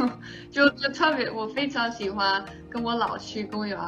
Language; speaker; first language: Chinese; early bilingual, heritage; English